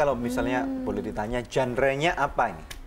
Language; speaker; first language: Indonesian; native; Indonesian